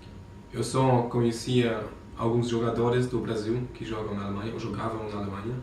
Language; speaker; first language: Portuguese; non-native, fluent; German